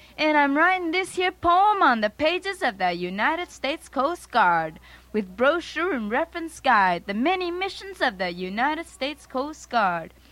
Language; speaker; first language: English; early bilingual, other home language; Spanish